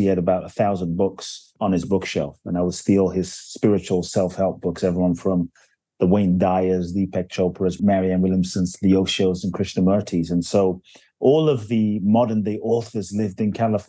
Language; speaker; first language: English; native; English